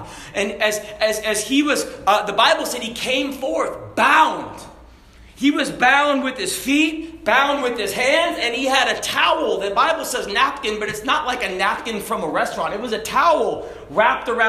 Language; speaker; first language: English; native; English